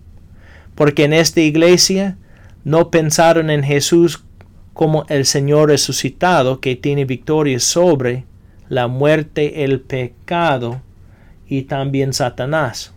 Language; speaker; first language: Spanish; non-native, fluent; English